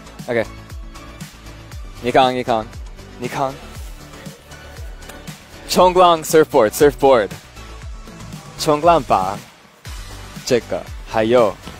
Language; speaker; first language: Chinese; non-native, learner; English